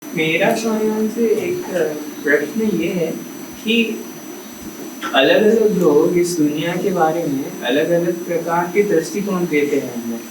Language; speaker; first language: Hindi; native; Hindi